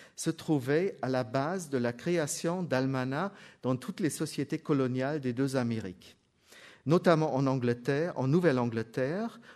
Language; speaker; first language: French; non-native, fluent; German